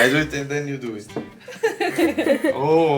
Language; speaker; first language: English; non-native, fluent; Portuguese